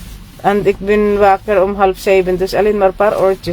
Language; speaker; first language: Dutch; non-native, learner; Filipino